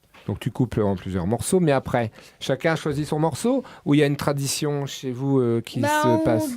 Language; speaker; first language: French; native; French